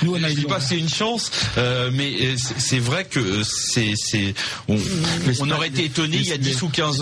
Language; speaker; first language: French; native; French